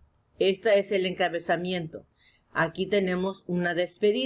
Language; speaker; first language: Spanish; early bilingual, heritage; Spanish